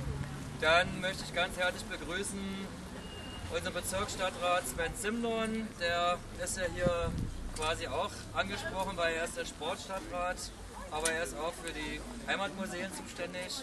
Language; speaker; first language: German; native; German